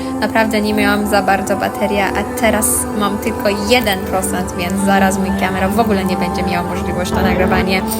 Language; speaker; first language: Polish; non-native, learner; Persian